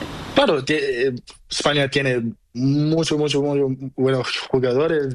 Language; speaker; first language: Spanish; non-native, learner; Portuguese